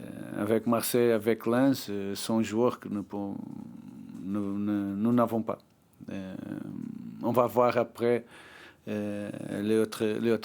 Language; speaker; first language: French; non-native, learner; Portuguese